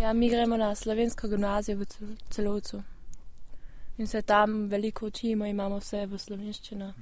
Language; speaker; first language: Slovenian; non-native, fluent; German